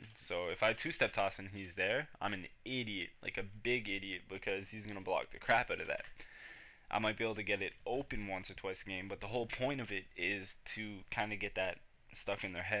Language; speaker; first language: English; native; English